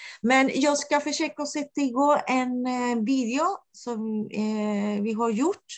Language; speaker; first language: Swedish; non-native, fluent; Spanish